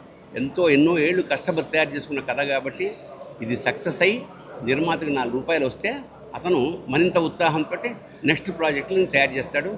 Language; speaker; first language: Telugu; native; Telugu